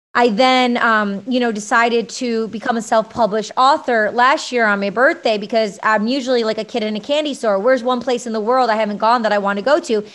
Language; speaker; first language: English; native; English